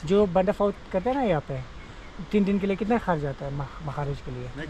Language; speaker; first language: Hindi; non-native, learner; Persian